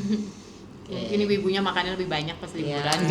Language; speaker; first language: Indonesian; native; Indonesian